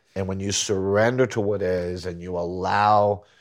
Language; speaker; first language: English; early bilingual, other home language; Spanish